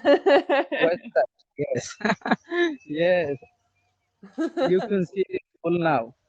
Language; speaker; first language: English; non-native, learner; Bangla